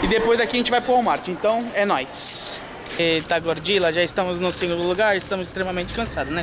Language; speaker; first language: Portuguese; native; Portuguese